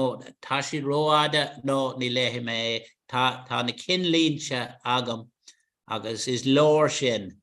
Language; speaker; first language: Irish; non-native, local second language; English